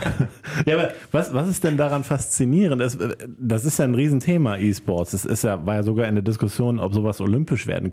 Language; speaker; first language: German; native; German